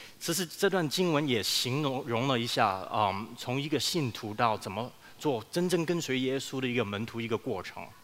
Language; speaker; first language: Chinese; early bilingual, heritage; Chinese